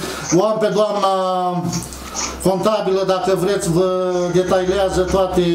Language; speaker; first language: Romanian; native; Romanian